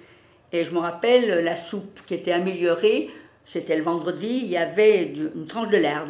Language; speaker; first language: French; native; French